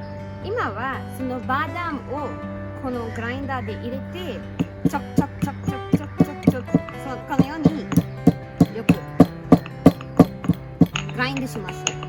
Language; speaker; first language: Japanese; non-native, fluent; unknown